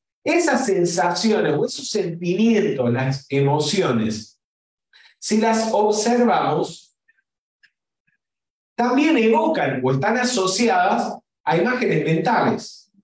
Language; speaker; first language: Spanish; native; Spanish